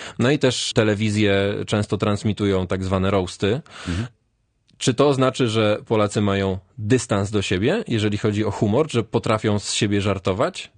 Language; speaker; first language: Polish; native; Polish